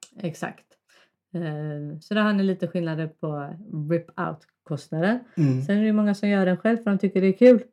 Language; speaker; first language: Swedish; native; Swedish